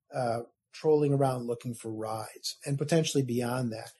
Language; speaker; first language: English; native; English